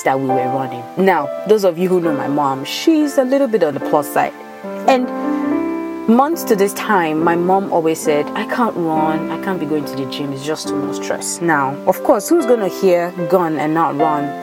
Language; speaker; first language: English; non-native, local second language; Yoruba